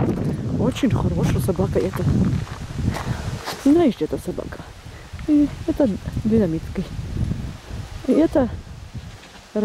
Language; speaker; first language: Russian; early bilingual, heritage; English